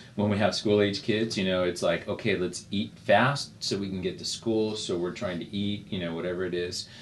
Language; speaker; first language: English; native; English